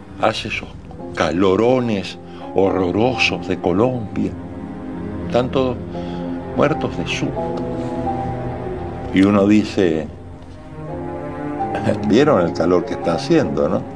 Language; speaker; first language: Spanish; native; Spanish